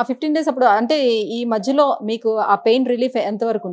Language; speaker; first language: Telugu; native; Telugu